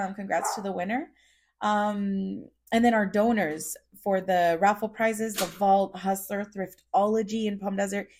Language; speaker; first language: English; early bilingual, other home language; Spanish